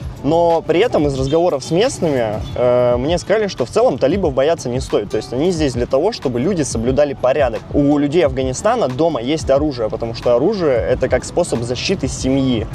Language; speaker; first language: Russian; native; Russian